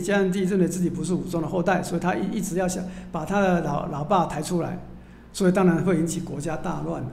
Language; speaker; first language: Chinese; native; Chinese